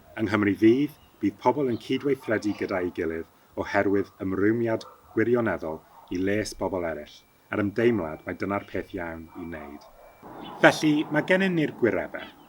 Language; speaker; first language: Welsh; early bilingual, heritage; Welsh